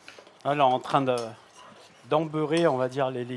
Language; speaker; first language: French; native; French